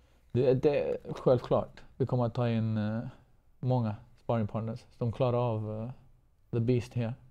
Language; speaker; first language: Swedish; non-native, fluent; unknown